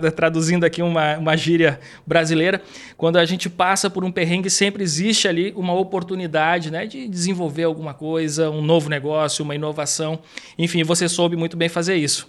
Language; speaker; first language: Portuguese; native; Portuguese